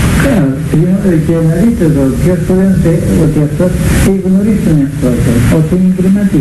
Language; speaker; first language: Greek; native; Greek